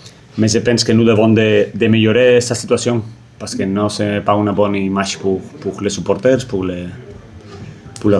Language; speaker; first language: French; non-native, fluent; Spanish